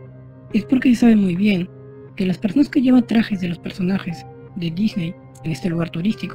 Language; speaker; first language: Spanish; native; Spanish